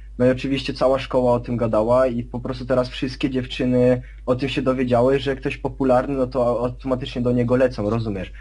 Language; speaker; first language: Polish; early bilingual, heritage; Polish